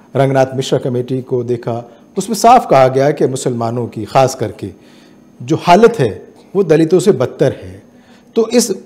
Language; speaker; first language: Hindi; native; Hindi